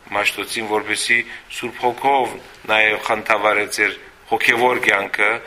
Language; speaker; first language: Armenian; early bilingual, heritage; Armenian